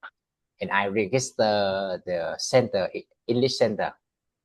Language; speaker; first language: English; non-native, learner; Vietnamese